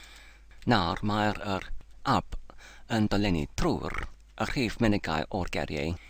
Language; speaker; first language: Welsh; non-native, learner; English